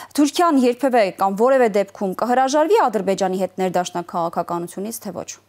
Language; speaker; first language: Armenian; native; Armenian